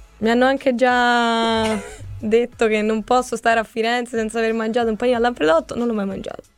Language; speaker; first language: Italian; native; Italian